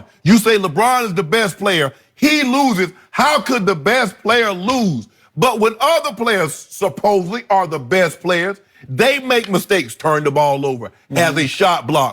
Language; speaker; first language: English; native; English